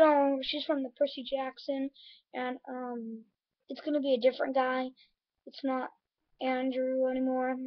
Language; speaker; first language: English; native; English